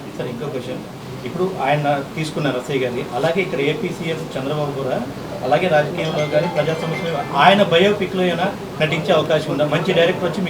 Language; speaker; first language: Telugu; native; Telugu